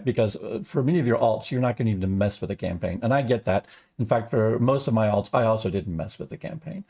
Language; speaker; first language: English; native; English